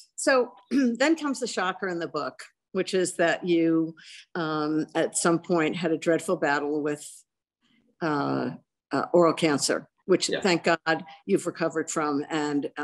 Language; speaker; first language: English; native; English